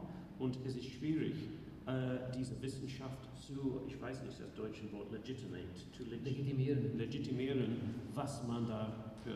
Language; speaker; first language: German; non-native, learner; English